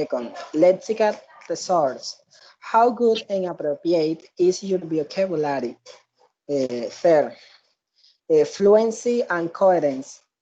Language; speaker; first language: English; non-native, learner; Spanish